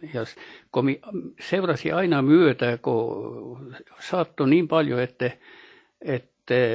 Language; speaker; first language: Finnish; early bilingual, heritage; Norwegian